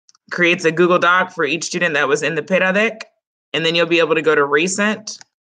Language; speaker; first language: English; early bilingual, other home language; Spanish